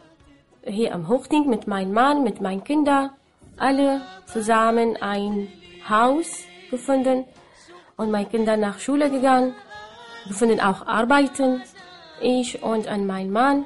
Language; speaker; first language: German; non-native, learner; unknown